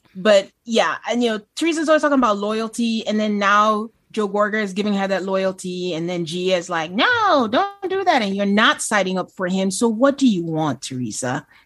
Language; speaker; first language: English; non-native, local second language; Yoruba